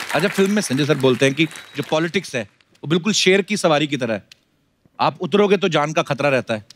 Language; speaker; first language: Hindi; native; Hindi